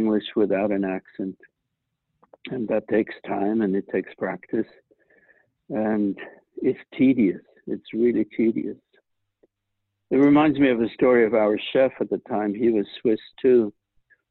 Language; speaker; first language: English; non-native, fluent; Swiss German